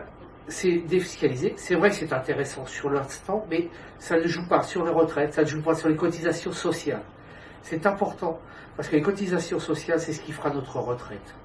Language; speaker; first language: French; native; French